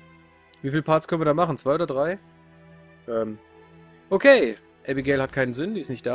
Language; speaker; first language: German; native; German